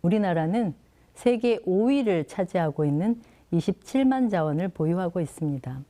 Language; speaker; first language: Korean; native; Korean